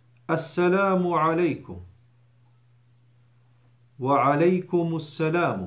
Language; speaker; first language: Arabic; non-native, fluent; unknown